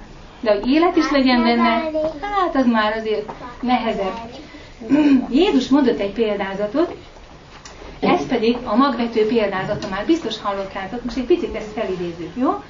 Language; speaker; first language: Hungarian; native; Hungarian